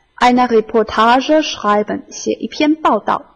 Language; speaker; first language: German; non-native, fluent; Chinese